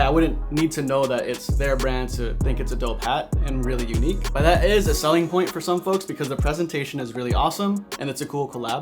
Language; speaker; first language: English; native; English